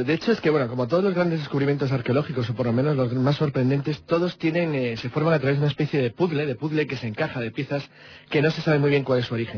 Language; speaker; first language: Spanish; native; Spanish